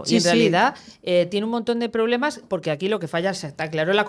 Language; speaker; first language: Spanish; native; Spanish